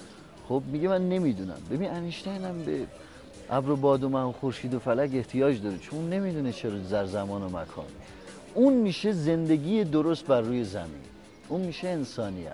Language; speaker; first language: Persian; native; Persian